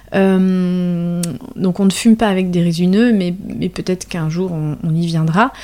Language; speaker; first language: French; native; French